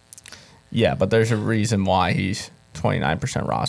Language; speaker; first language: English; native; English